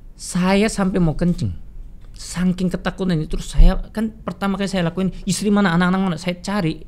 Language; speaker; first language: Indonesian; non-native, fluent; Korean